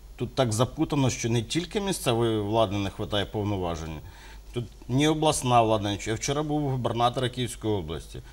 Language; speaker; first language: Ukrainian; native; Ukrainian